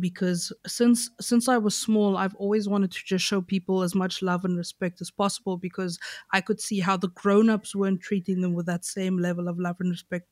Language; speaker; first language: English; native; English